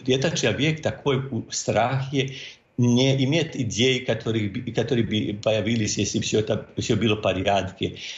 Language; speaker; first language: Russian; non-native, fluent; Croatian